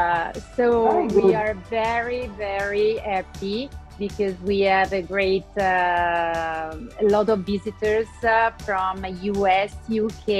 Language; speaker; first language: English; non-native, local second language; Italian